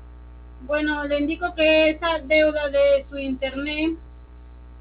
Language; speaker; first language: Spanish; native; Spanish